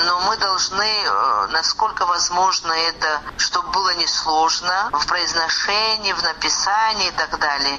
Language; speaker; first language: Russian; non-native, local second language; Abkhazian